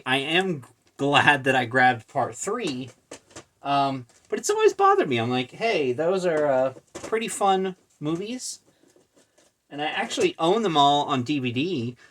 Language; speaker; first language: English; native; English